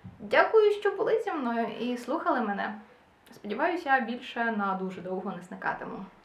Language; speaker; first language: Ukrainian; non-native, local second language; Russian